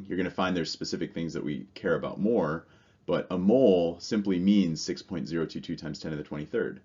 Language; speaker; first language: English; native; English